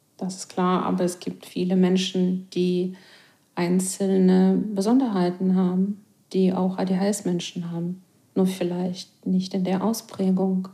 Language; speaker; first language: German; non-native, fluent; Russian